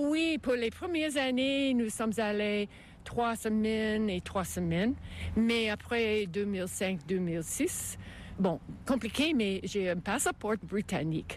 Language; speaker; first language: French; non-native, fluent; English